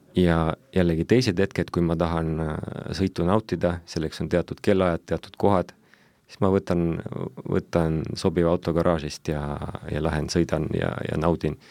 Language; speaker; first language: Estonian; non-native, local second language; Russian